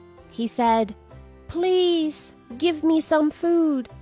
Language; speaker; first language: English; non-native, fluent; Chinese